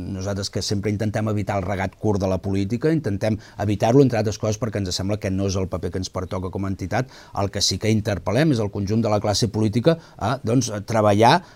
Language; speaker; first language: Catalan; non-native, local second language; Spanish